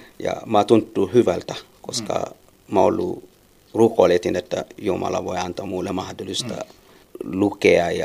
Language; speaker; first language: Finnish; non-native, learner; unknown